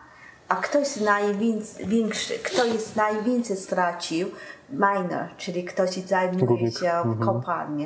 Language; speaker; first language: Polish; non-native, learner; Chinese